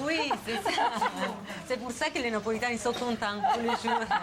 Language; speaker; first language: French; non-native, fluent; Italian